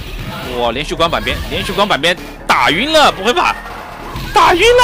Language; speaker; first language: Chinese; native; Chinese